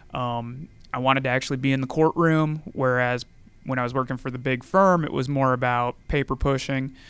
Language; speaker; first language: English; native; English